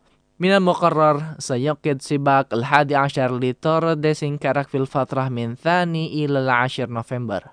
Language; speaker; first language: Arabic; non-native, fluent; Indonesian